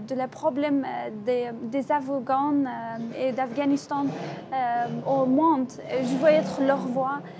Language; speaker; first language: French; non-native, fluent; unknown